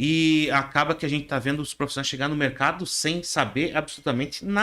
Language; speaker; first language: Portuguese; native; Portuguese